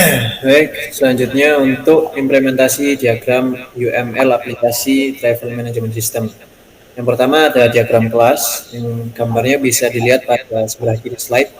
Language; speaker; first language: Indonesian; native; Indonesian